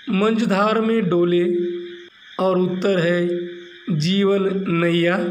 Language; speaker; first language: Hindi; non-native, local second language; Marathi